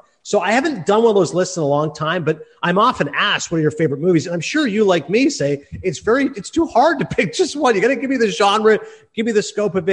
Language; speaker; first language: English; native; English